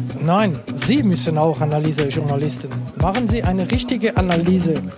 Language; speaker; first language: German; non-native, fluent; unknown